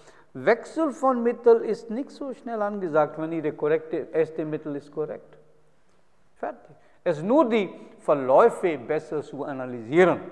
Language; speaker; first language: German; non-native, fluent; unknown